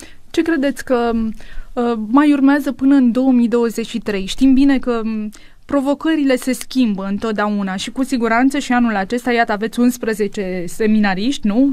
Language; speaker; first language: Romanian; native; Romanian